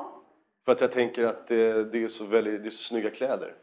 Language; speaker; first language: Swedish; native; Swedish